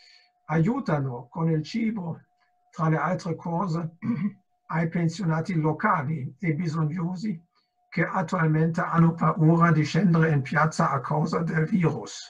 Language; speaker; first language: Italian; non-native, fluent; German